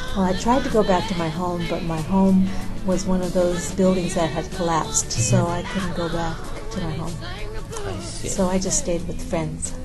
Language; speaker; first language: English; native; English